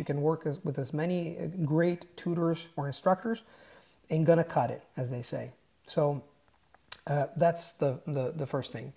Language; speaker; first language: English; non-native, fluent; Italian